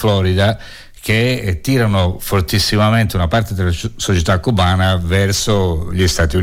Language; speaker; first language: Italian; native; Italian